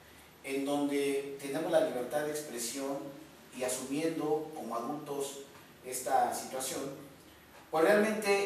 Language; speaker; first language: Spanish; native; Spanish